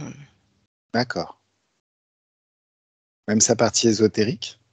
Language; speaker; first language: French; native; French